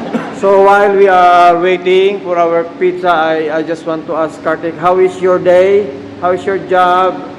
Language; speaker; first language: English; non-native, local second language; Filipino